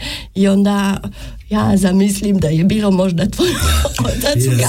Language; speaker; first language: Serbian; non-native, learner; French